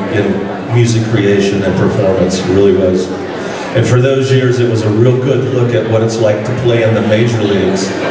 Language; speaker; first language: English; native; English